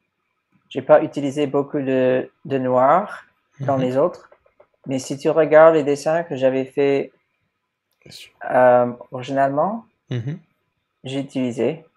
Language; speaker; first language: French; non-native, fluent; English